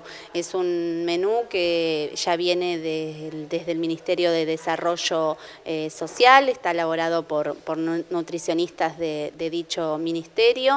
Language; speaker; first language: Spanish; native; Spanish